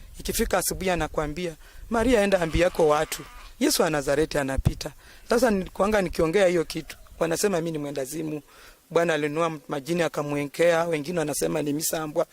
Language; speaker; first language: Swahili; non-native, local second language; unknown